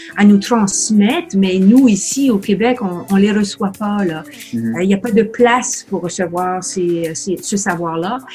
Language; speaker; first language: French; native; French